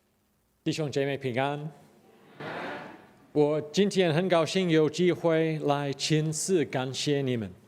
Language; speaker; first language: Chinese; non-native, fluent; English